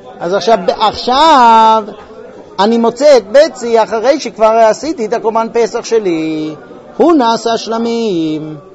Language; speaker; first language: Hebrew; early bilingual, heritage; Hebrew